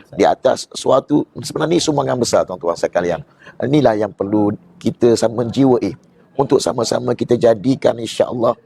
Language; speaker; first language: Malay; native; Malay